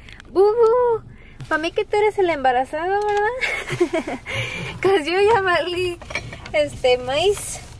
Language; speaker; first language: Spanish; early bilingual, heritage; Spanish